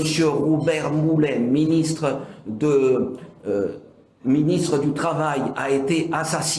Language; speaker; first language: French; native; French